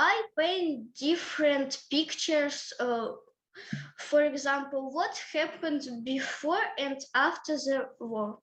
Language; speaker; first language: English; early bilingual, other home language; Ukrainian